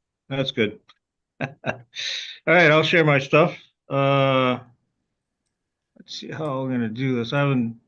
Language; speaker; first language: English; native; English